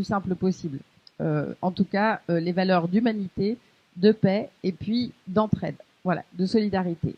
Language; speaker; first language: French; native; French